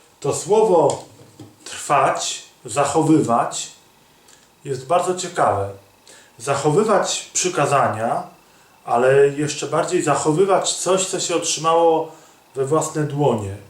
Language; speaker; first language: Polish; native; Polish